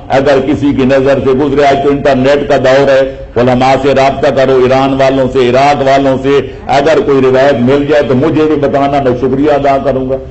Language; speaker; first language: Urdu; non-native, local second language; Punjabi